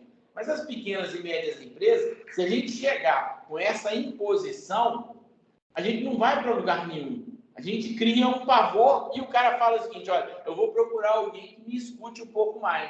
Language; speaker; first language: Portuguese; native; Portuguese